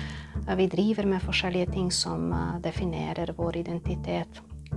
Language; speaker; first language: Norwegian; non-native, fluent; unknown